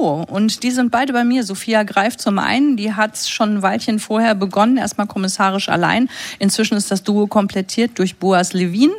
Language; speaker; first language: German; native; German